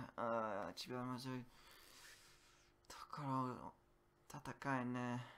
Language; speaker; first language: Japanese; non-native, learner; English